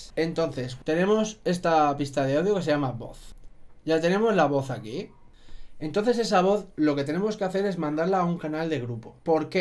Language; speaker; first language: Spanish; native; Spanish